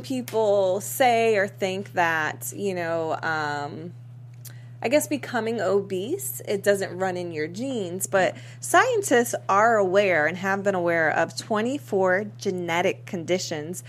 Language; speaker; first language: English; native; English